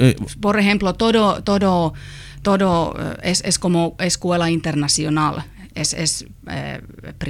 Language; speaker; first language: Spanish; non-native, learner; Finnish